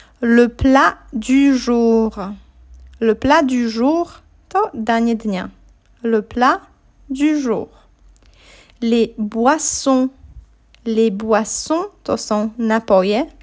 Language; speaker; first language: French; non-native, fluent; Polish